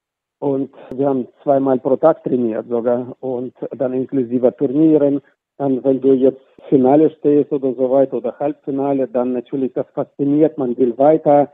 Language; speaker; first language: German; non-native, fluent; Russian